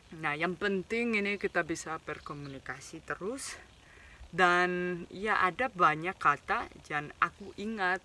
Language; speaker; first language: Indonesian; non-native, fluent; Spanish